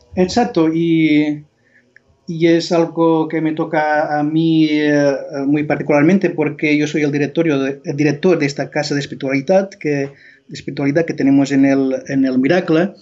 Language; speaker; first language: Spanish; non-native, local second language; Catalan